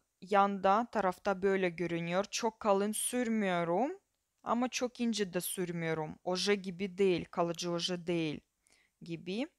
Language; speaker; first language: Turkish; non-native, fluent; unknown